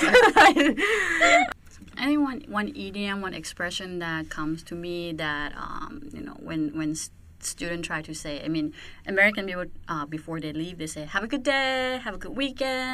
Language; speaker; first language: English; non-native, fluent; Thai